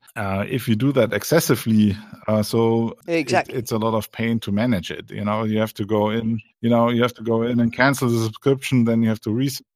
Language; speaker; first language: English; non-native, fluent; German